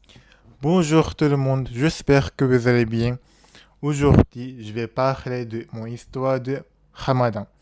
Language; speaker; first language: French; non-native, learner; Japanese